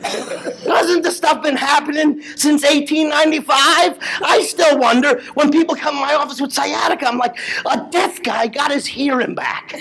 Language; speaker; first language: English; native; English